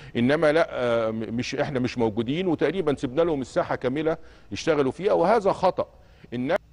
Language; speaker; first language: Arabic; native; Arabic